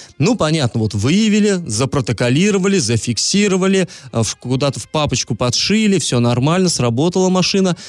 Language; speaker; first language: Russian; native; Russian